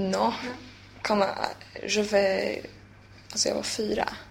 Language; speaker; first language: French; non-native, learner; Swedish